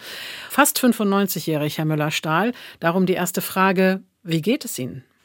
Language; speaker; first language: German; native; German